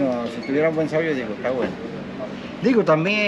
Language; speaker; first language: Spanish; native; Spanish